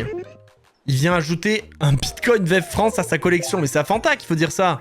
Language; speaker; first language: French; native; French